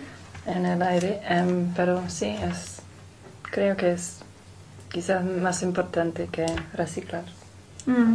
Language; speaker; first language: Spanish; non-native, learner; English